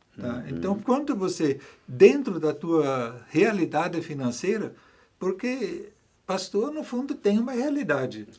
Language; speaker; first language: Portuguese; non-native, fluent; German